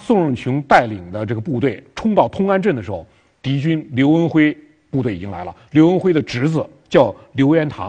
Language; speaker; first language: Chinese; native; Chinese